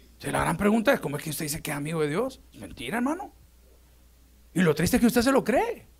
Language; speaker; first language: Spanish; native; Spanish